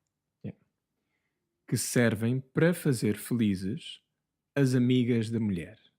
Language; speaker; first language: Portuguese; non-native, fluent; English